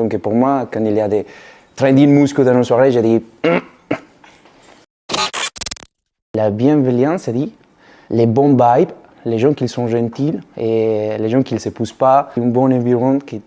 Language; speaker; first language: French; non-native, fluent; Spanish